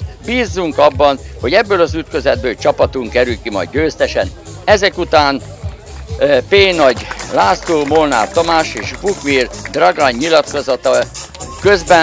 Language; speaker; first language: Hungarian; native; Hungarian